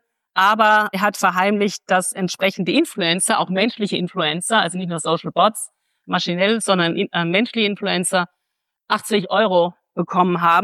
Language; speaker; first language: German; native; German